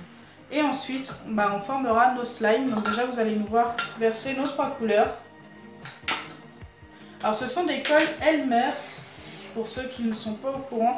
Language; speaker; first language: French; native; French